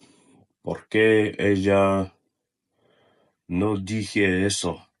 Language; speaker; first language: Spanish; non-native, learner; Russian